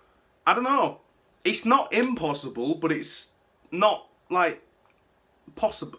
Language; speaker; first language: English; native; English